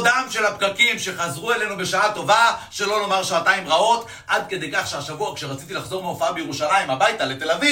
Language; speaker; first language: Hebrew; native; Hebrew